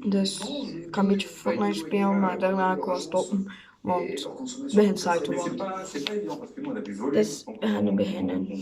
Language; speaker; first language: Dutch; non-native, local second language; French